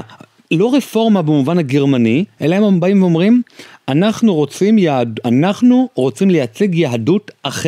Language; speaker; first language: Hebrew; native; Hebrew